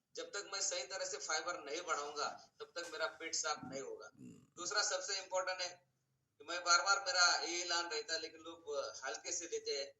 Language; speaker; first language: Hindi; non-native, local second language; Marathi